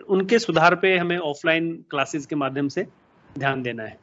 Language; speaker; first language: Hindi; native; Hindi